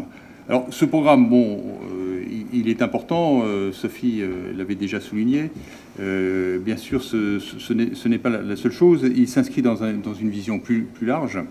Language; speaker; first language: French; native; French